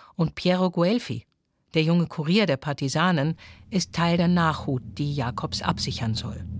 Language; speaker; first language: German; native; German